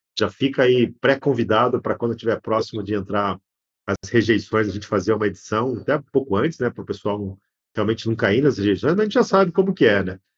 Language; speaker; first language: Portuguese; native; Portuguese